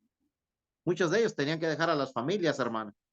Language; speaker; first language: Spanish; native; Spanish